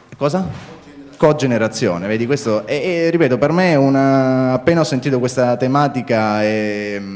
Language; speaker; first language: Italian; native; Italian